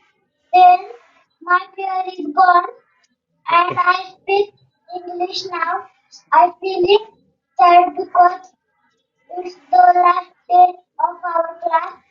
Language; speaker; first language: English; non-native, learner; Marathi